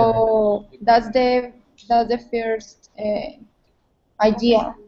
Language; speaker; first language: English; non-native, learner; Spanish